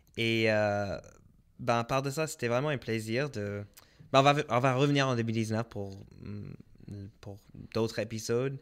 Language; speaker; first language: French; non-native, local second language; English